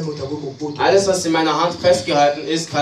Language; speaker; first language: German; non-native, fluent; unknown